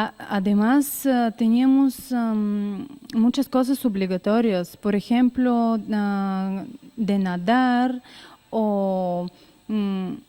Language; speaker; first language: Spanish; non-native, learner; Bulgarian